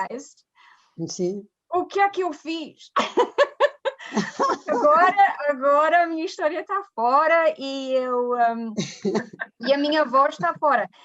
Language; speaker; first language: Portuguese; early bilingual, heritage; Portuguese